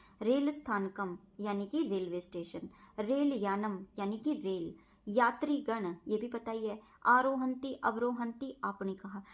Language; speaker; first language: Hindi; native; Hindi